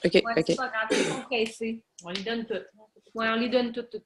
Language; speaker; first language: French; native; French